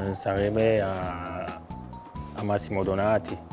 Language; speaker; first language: Italian; non-native, fluent; French